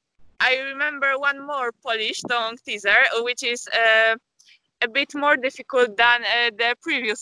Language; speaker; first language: English; non-native, fluent; Polish